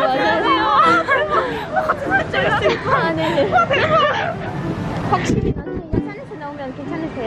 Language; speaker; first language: Korean; non-native, learner; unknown